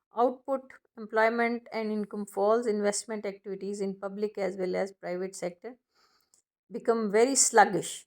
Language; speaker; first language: English; non-native, local second language; Urdu